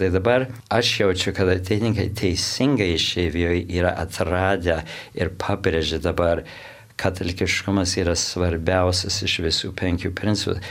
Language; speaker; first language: Lithuanian; early bilingual, heritage; Lithuanian